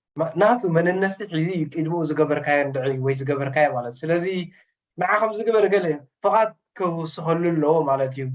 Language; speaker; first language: Tigrinya; native; Tigrinya